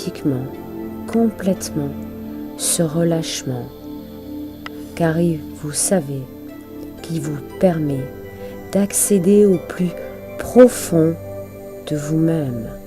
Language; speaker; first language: French; native; French